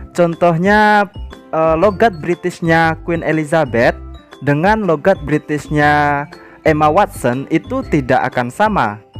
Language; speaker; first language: Indonesian; native; Indonesian